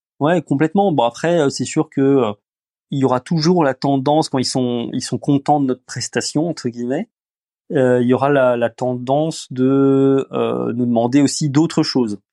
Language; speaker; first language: French; early bilingual, other home language; Romanian